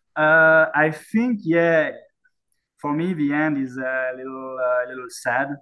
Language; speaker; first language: English; non-native, fluent; French